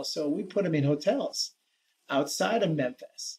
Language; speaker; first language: English; native; English